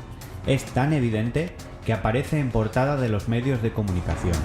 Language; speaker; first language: Spanish; native; Spanish